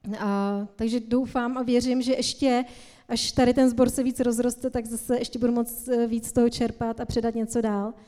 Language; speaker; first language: Czech; native; Czech